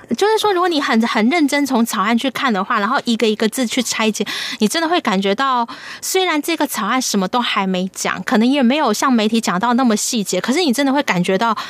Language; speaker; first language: Chinese; native; Chinese